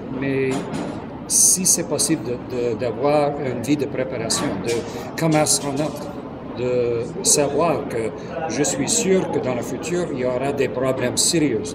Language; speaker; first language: French; non-native, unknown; English